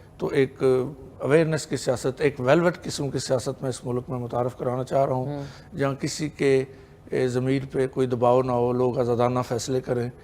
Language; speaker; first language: Urdu; non-native, local second language; Punjabi